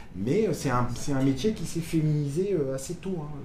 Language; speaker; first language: French; native; French